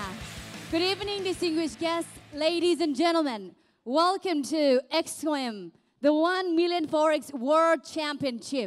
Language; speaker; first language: English; non-native, fluent; Thai